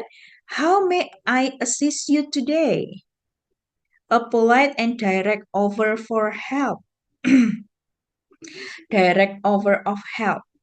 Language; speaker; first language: English; non-native, fluent; Indonesian